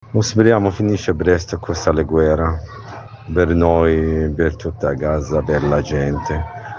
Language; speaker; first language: Italian; non-native, learner; Arabic